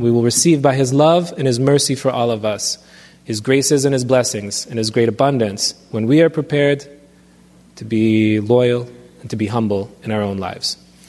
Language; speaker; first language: English; early bilingual, other home language; Armenian